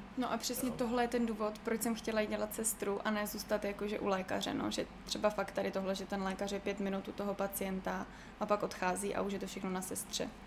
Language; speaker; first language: Czech; native; Czech